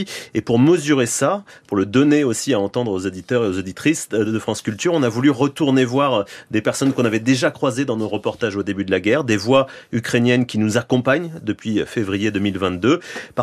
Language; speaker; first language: French; native; French